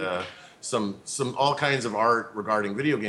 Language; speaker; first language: English; native; English